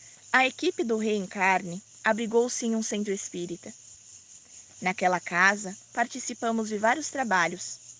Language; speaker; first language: Portuguese; native; Portuguese